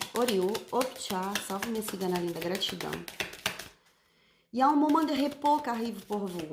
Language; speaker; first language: French; non-native, learner; Spanish